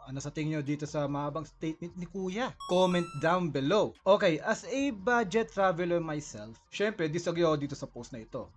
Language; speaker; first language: Filipino; native; Filipino